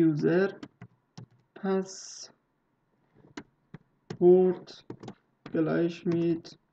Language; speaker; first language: German; non-native, learner; Persian